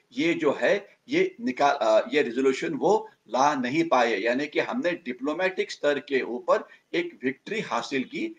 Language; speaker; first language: Hindi; non-native, local second language; Marathi